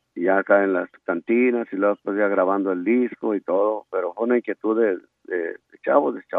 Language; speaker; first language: Spanish; native; Spanish